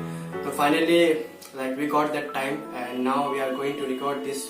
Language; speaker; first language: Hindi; non-native, local second language; Nepali